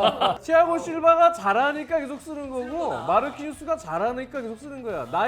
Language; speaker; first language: Korean; native; Korean